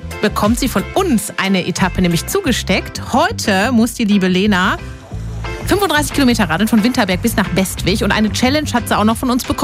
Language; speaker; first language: German; native; German